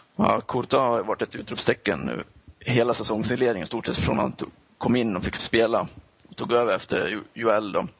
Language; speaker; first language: Swedish; native; Swedish